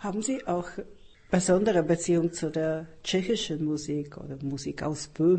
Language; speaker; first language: German; non-native, fluent; Czech